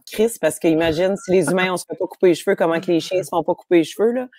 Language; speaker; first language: French; native; French